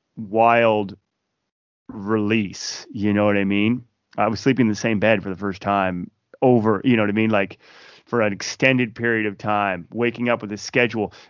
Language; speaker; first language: English; native; English